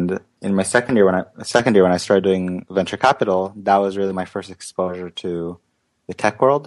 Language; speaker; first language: English; native; English